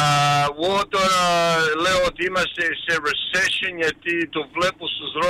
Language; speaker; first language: Greek; early bilingual, heritage; Greek